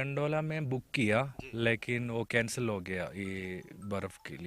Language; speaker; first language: Hindi; non-native, local second language; Malayalam